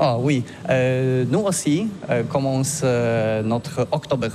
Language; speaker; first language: French; non-native, learner; Polish